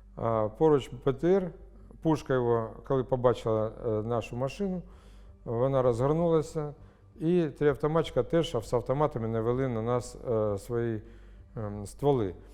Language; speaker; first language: Ukrainian; non-native, local second language; Russian